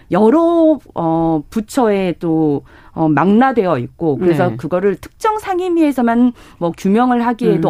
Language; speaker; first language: Korean; native; Korean